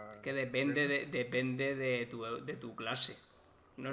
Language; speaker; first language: Spanish; native; Spanish